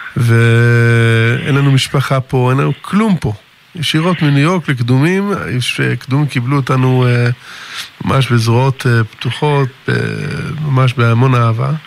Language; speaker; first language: Hebrew; early bilingual, other home language; English